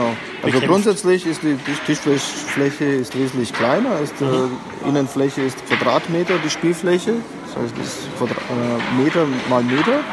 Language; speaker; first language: German; non-native, fluent; Latvian